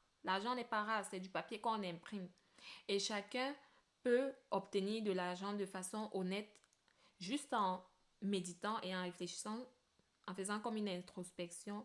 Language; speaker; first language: French; native; French